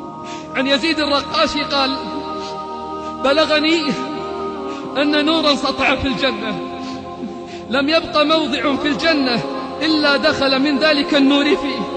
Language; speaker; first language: Arabic; native; Arabic